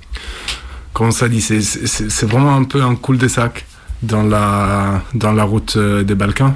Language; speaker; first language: French; non-native, fluent; Italian